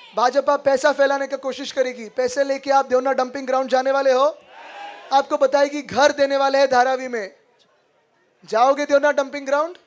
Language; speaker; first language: Hindi; non-native, local second language; Marathi